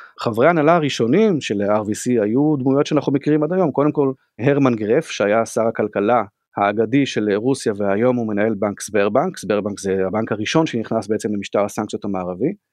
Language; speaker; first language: Hebrew; native; Hebrew